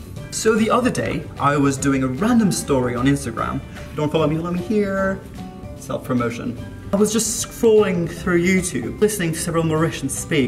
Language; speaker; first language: English; non-native, local second language; Morisyen